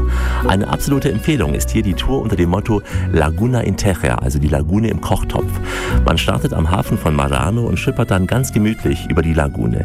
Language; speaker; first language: German; native; German